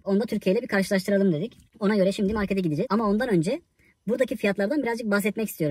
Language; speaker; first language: Turkish; native; Turkish